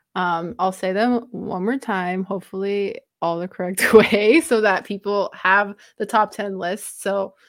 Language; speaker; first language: English; non-native, fluent; Romanian